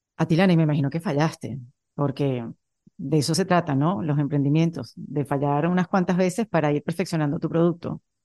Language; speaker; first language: Spanish; native; Spanish